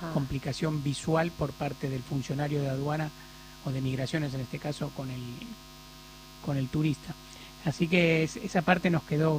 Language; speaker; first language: Spanish; native; Spanish